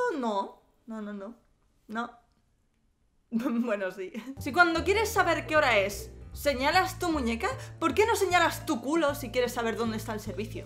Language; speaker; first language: Spanish; native; Spanish